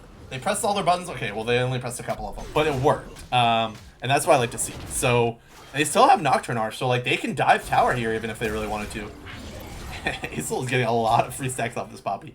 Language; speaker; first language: English; native; English